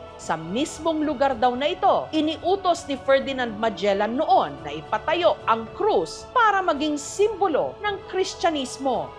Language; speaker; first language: Filipino; native; Filipino